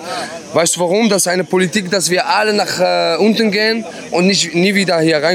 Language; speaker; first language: German; non-native, fluent; Arabic